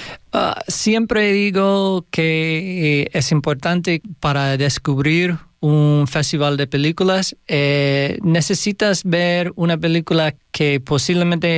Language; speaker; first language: Spanish; non-native, learner; English